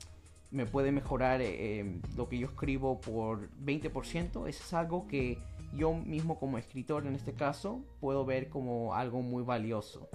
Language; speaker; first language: Spanish; early bilingual, heritage; Spanish